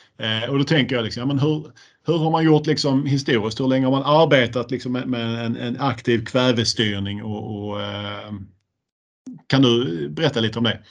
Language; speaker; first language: Swedish; native; Swedish